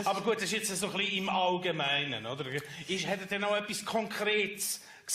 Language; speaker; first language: German; native; German